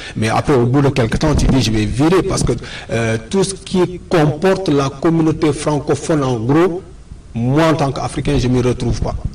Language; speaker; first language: French; non-native, local second language; Wolof